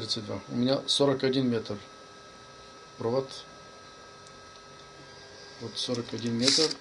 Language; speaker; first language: Russian; non-native, learner; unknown